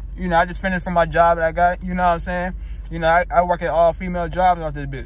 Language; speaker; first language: English; native; English